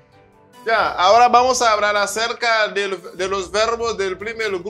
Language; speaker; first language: Spanish; non-native, fluent; Haitian Creole